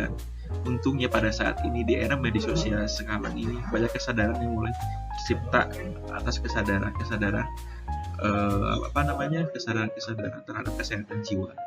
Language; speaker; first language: Indonesian; native; Indonesian